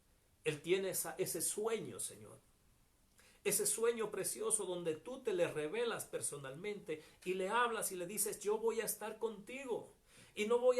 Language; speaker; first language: Spanish; native; Spanish